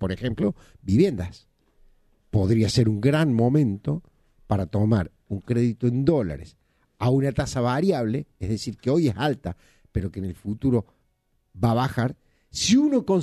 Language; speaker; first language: Spanish; native; Spanish